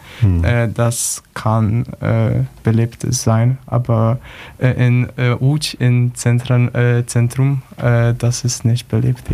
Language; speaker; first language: German; non-native, learner; Polish